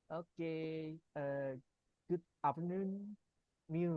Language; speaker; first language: English; non-native, learner; Indonesian